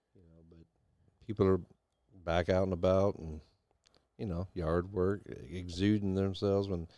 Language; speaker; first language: English; native; English